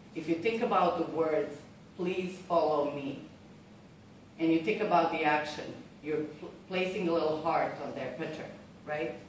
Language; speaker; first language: English; non-native, fluent; Serbian